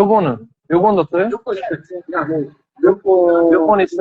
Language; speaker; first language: Korean; non-native, learner; Uzbek